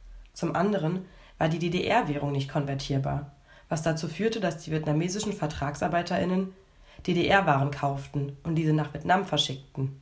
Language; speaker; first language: German; native; German